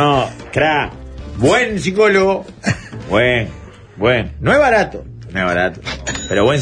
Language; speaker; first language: Spanish; native; Spanish